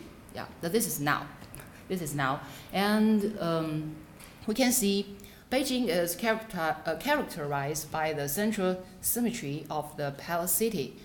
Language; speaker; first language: English; non-native, fluent; Chinese